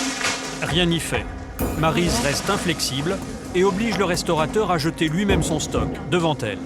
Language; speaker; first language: French; native; French